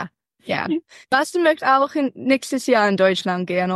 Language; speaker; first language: German; early bilingual, heritage; English